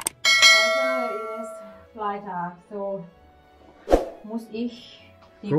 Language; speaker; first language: German; non-native, learner; Thai